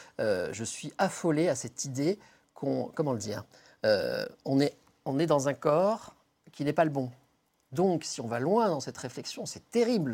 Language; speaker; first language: French; native; French